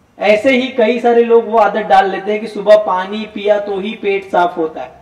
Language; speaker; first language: Hindi; non-native, local second language; Gujarati